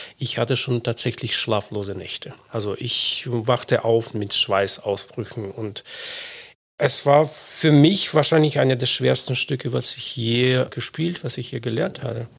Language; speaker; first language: German; non-native, fluent; Russian